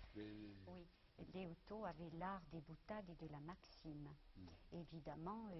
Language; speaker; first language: French; native; French